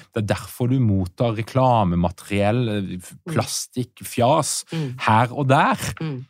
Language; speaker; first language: Norwegian; native; Norwegian